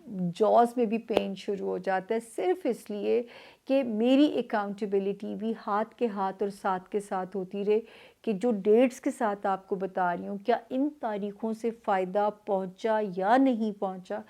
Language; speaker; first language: Urdu; native; Urdu